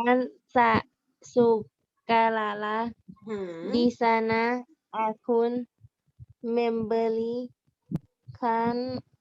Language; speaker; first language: Indonesian; non-native, learner; Thai